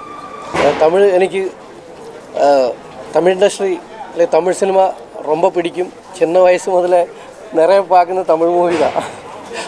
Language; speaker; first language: Tamil; non-native, learner; Malayalam